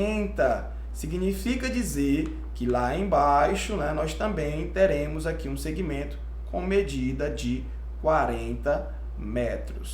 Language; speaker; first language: Portuguese; native; Portuguese